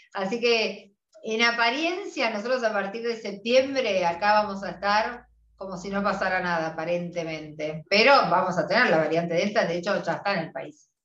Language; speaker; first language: Spanish; native; Spanish